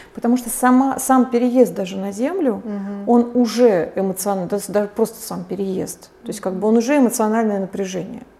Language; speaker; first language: Russian; native; Russian